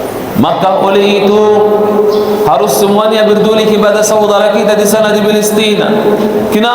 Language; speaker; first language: Indonesian; non-native, fluent; Arabic